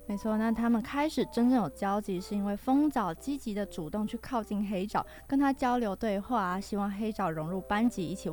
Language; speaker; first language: Chinese; native; Chinese